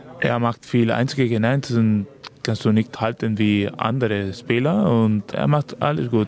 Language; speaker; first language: German; non-native, learner; Spanish